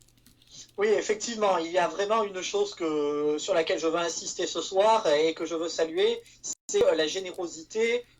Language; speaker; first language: French; native; French